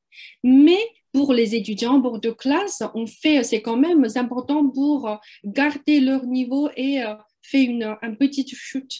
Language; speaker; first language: French; non-native, fluent; Chinese